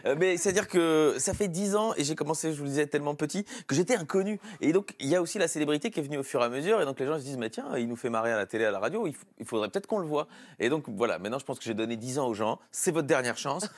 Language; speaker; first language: French; native; French